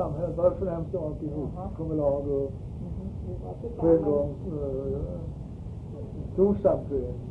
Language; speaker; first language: Swedish; early bilingual, heritage; Swedish